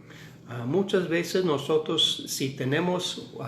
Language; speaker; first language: Spanish; non-native, fluent; English